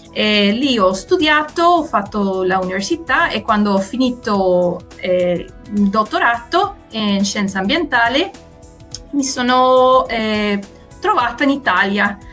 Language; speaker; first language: Italian; non-native, fluent; Spanish